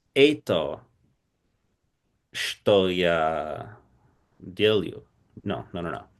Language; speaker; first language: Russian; non-native, learner; English